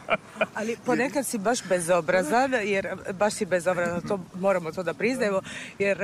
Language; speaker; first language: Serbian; non-native, fluent; Italian